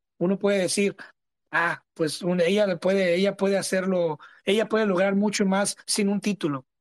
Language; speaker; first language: Spanish; early bilingual, heritage; Spanish